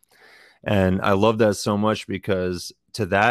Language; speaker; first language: English; native; English